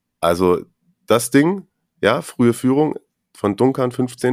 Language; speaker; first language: German; native; German